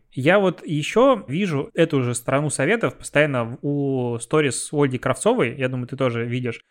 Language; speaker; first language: Russian; native; Russian